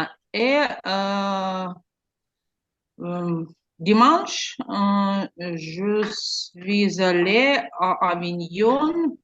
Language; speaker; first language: French; non-native, learner; Ukrainian